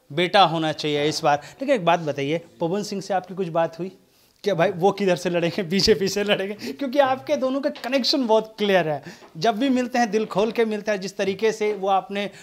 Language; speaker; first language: Hindi; native; Hindi